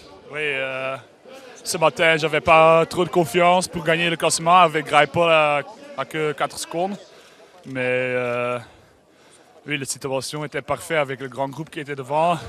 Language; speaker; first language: French; non-native, fluent; Dutch